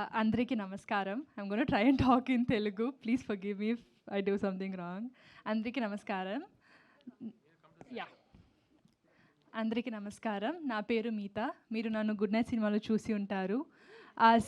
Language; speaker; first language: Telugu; non-native, learner; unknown